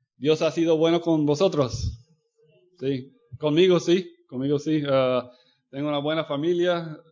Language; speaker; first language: Spanish; non-native, fluent; English